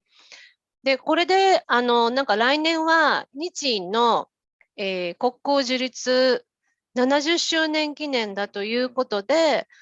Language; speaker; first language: Japanese; native; Japanese